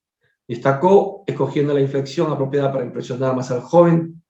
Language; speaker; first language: Spanish; native; Spanish